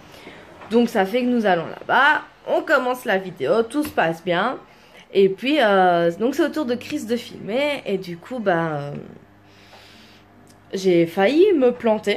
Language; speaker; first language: French; native; French